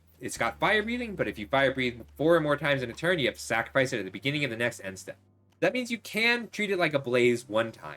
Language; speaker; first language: English; native; English